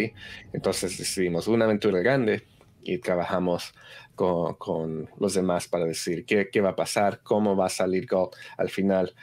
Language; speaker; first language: Spanish; early bilingual, heritage; Spanish